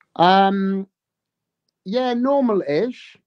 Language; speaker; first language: English; native; English